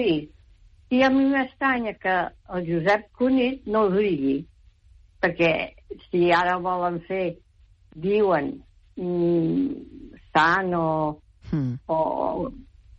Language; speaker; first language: Catalan; native; Catalan